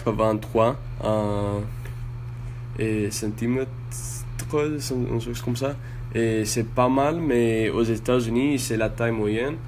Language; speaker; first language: French; non-native, learner; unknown